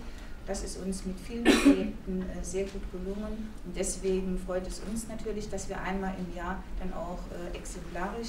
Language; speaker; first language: German; native; German